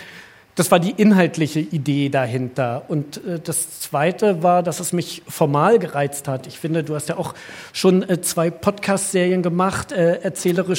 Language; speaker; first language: German; native; German